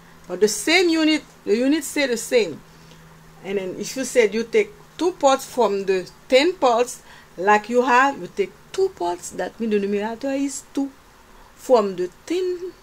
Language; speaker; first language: English; non-native, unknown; Haitian Creole